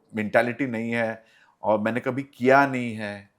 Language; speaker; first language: Hindi; non-native, local second language; Marathi